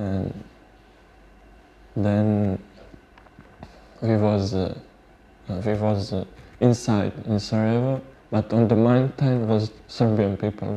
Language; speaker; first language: English; non-native, learner; Bosnian